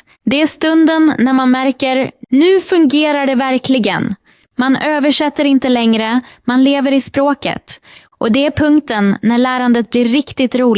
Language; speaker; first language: Swedish; non-native, fluent; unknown